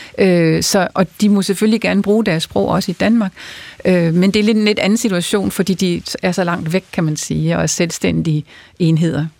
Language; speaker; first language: Danish; early bilingual, other home language; German